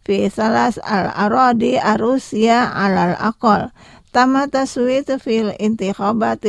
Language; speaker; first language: Arabic; non-native, fluent; Indonesian